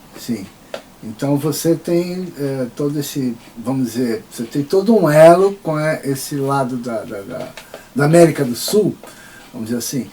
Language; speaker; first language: Portuguese; native; Portuguese